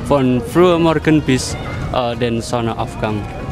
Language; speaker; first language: German; non-native, learner; Indonesian